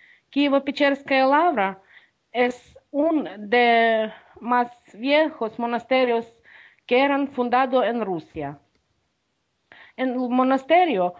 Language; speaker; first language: Spanish; non-native, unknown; Ukrainian